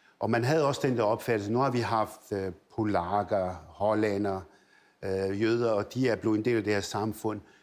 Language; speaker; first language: Danish; early bilingual, other home language; Arabic